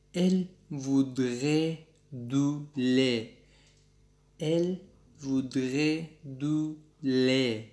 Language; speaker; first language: French; non-native, learner; Pashto